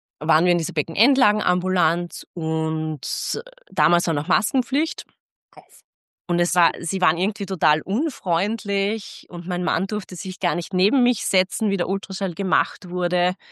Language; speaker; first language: German; native; German